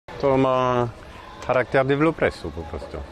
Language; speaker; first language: Polish; non-native, fluent; French